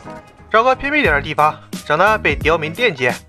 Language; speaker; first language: Chinese; native; Chinese